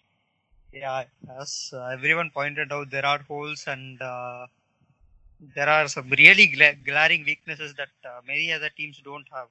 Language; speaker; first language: English; non-native, local second language; Tamil